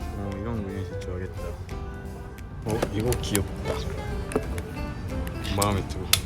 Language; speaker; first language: Korean; non-native, learner; Japanese